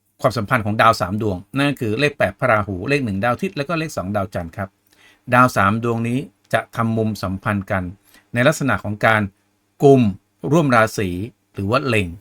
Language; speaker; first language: Thai; native; Thai